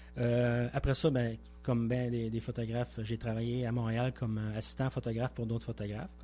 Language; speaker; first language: French; native; French